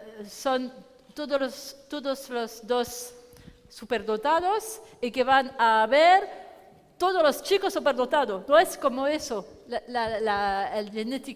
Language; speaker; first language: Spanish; non-native, learner; French